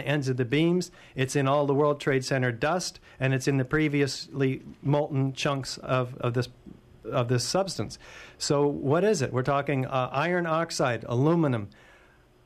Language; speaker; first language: English; native; English